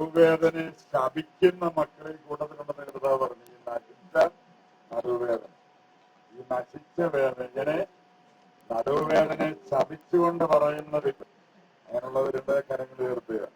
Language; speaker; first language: Malayalam; native; Malayalam